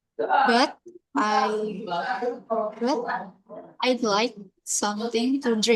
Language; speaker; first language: English; non-native, learner; Indonesian